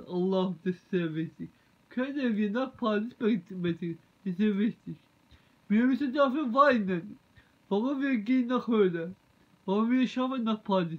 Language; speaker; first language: German; non-native, learner; Turkish